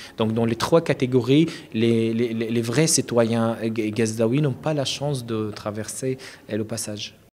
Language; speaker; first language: French; non-native, fluent; Arabic